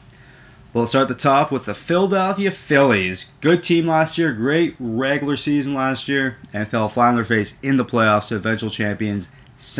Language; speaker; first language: English; native; English